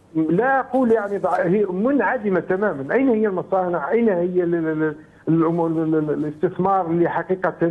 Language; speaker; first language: Arabic; native; Arabic